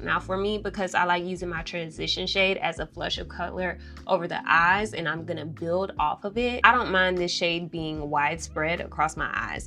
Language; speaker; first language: English; native; English